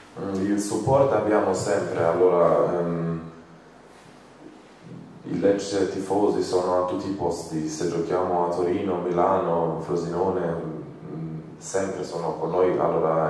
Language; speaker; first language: Italian; non-native, fluent; Croatian